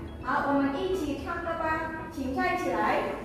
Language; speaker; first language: Chinese; non-native, fluent; Indonesian